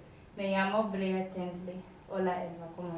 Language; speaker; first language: Spanish; non-native, learner; English